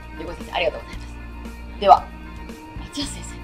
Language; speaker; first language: Japanese; native; Japanese